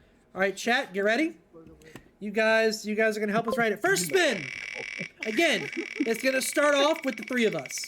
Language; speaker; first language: English; native; English